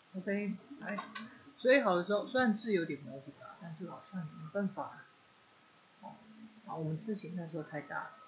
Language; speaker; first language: Chinese; native; Chinese